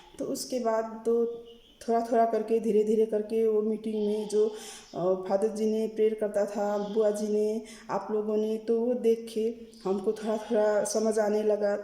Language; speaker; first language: Hindi; non-native, learner; Nepali